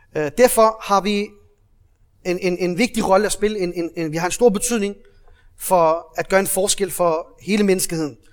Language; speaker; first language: Danish; early bilingual, other home language; Arabic